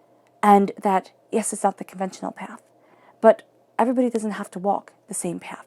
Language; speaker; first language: English; native; English